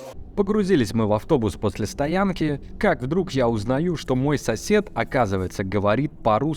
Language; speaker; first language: Russian; native; Russian